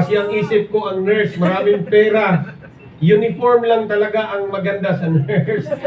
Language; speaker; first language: Filipino; non-native, local second language; Cebuano